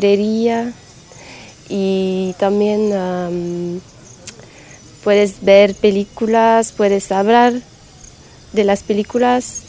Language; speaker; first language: Spanish; non-native, learner; French